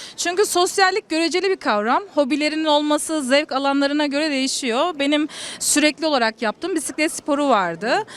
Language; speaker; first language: Turkish; native; Turkish